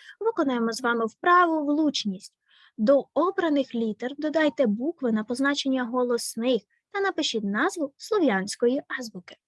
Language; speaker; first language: Ukrainian; native; Ukrainian